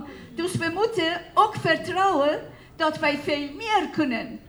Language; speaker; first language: Dutch; non-native, fluent; Persian